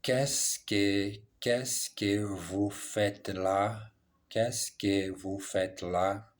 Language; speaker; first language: French; non-native, learner; English